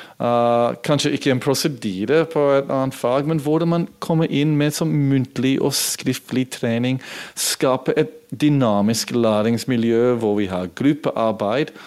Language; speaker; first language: Norwegian; non-native, fluent; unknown